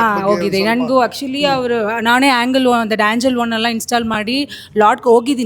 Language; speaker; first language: Kannada; non-native, local second language; Tamil